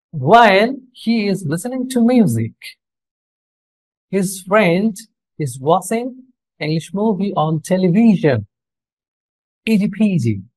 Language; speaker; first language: English; non-native, local second language; Bangla